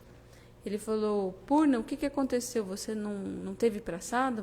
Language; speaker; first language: Portuguese; native; Portuguese